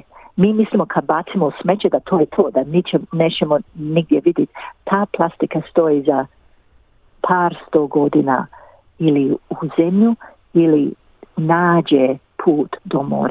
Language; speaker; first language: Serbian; early bilingual, heritage; English